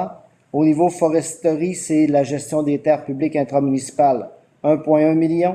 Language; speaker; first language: French; native; French